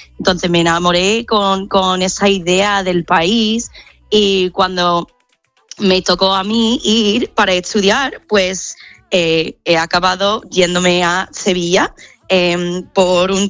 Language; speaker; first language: Spanish; non-native, fluent; English